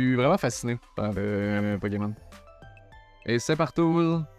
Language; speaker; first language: French; native; French